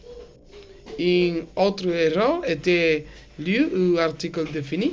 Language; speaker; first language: French; non-native, learner; Spanish